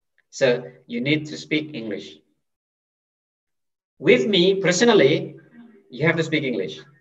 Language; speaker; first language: English; non-native, fluent; Indonesian